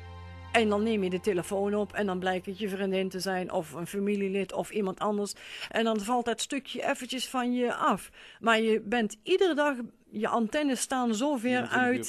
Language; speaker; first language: Dutch; native; Dutch